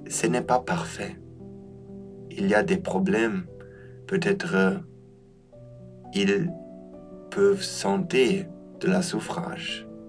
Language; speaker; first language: French; non-native, fluent; German